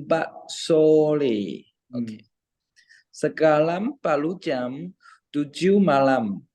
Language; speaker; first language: Indonesian; non-native, learner; Chinese